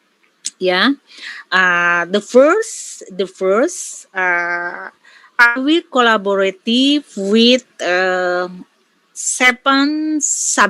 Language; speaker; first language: English; non-native, learner; Indonesian